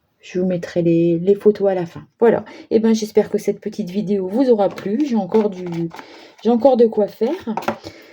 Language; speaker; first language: French; native; French